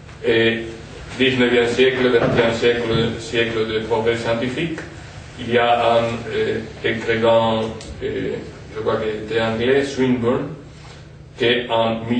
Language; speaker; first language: French; non-native, fluent; Spanish